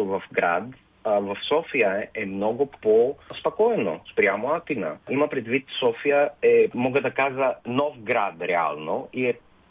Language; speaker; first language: Bulgarian; non-native, fluent; Greek